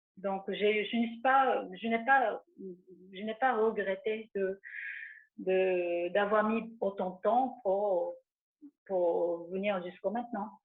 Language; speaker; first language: French; non-native, fluent; Japanese